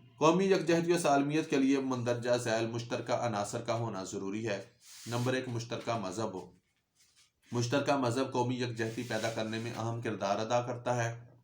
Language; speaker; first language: Urdu; non-native, local second language; Punjabi